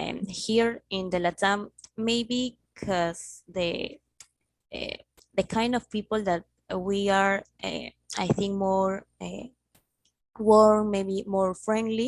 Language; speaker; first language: English; non-native, learner; Spanish